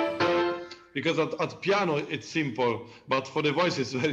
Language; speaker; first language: English; non-native, learner; Italian